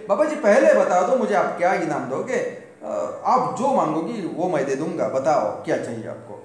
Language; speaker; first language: Hindi; non-native, local second language; Marathi